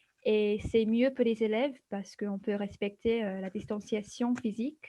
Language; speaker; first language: French; non-native, fluent; English